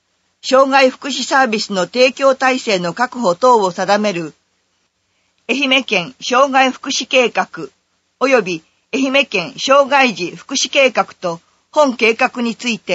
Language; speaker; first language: Japanese; native; Japanese